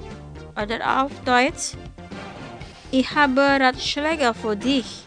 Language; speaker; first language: German; non-native, fluent; Indonesian